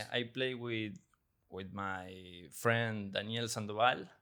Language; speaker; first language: English; non-native, learner; Spanish